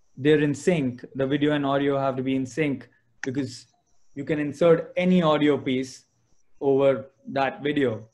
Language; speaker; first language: English; non-native, local second language; Gujarati